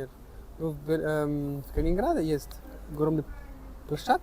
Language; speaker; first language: Russian; non-native, learner; French